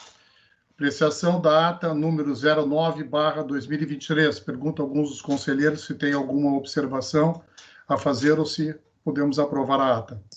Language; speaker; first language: Portuguese; native; Portuguese